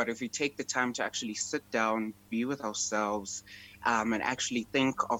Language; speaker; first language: English; non-native, local second language; Xhosa